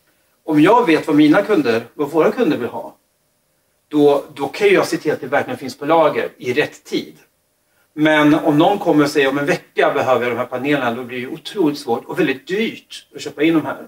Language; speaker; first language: Swedish; native; Swedish